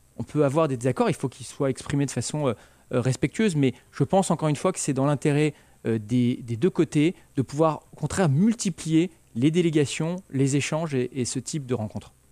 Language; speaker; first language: French; native; French